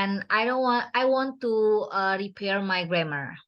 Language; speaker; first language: English; non-native, learner; Indonesian